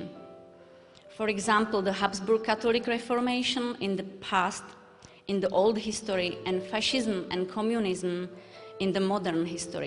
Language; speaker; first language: English; non-native, learner; Czech